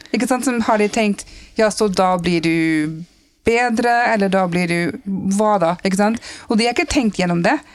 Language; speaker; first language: Norwegian; non-native, fluent; English